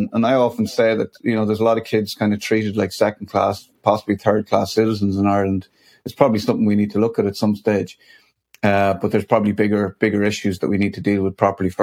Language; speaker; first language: English; native; English